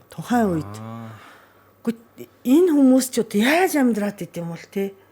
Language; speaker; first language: Mongolian; non-native, fluent; Japanese